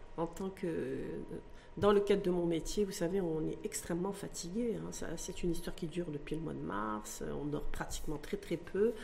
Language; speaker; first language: French; non-native, local second language; Arabic